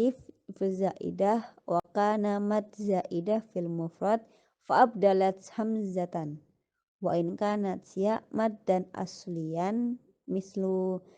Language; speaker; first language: Arabic; non-native, learner; Indonesian